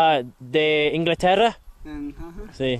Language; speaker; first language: Spanish; non-native, learner; English